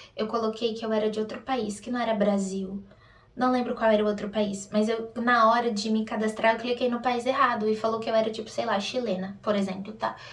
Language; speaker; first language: Portuguese; native; Portuguese